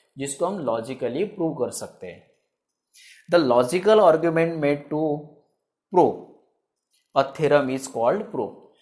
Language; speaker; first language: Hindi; non-native, local second language; Marathi